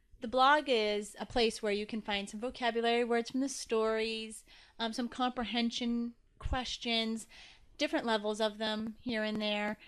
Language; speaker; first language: English; native; English